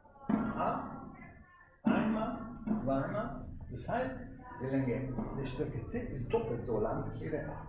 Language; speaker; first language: German; non-native, fluent; Hungarian